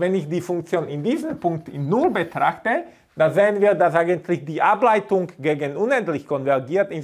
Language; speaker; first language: German; non-native, fluent; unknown